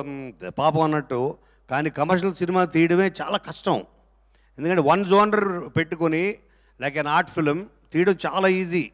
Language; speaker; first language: Telugu; native; Telugu